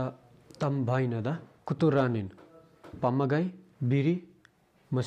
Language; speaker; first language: Russian; non-native, learner; Nepali